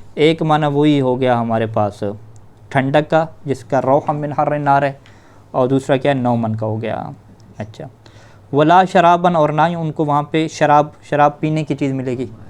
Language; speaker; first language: Urdu; native; Urdu